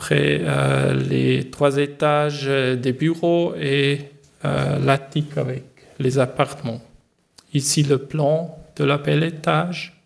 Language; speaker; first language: French; non-native, learner; German